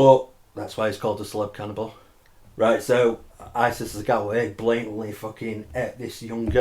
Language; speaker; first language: English; native; English